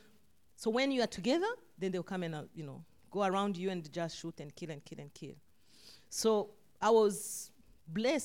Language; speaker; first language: English; non-native, local second language; Kinyarwanda